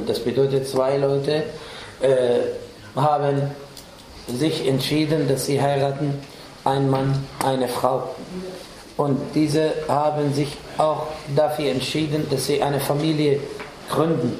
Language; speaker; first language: German; non-native, fluent; Arabic